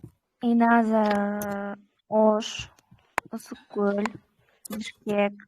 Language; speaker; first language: English; non-native, learner; Kyrgyz